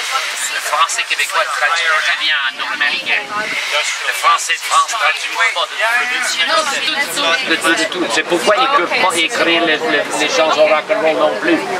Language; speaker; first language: French; non-native, local second language; English